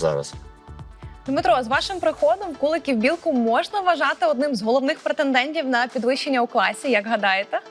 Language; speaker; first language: Ukrainian; native; Ukrainian